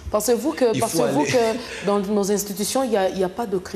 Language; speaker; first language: French; non-native, local second language; Lingala